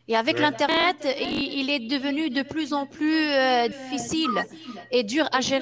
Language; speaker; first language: French; non-native, fluent; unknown